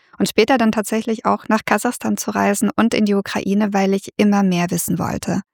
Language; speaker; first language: German; early bilingual, other home language; Russian